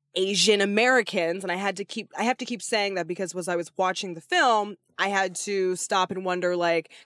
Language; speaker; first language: English; native; English